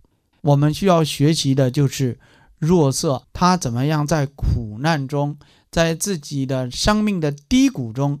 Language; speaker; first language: Chinese; native; Chinese